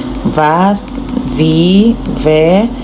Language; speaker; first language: German; non-native, learner; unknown